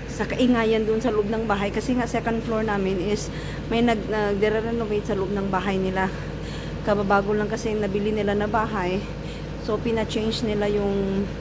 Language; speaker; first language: Filipino; native; Filipino